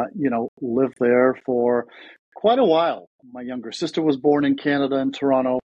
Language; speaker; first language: English; early bilingual, other home language; Russian